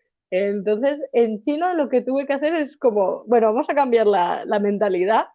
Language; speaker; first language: Spanish; native; Spanish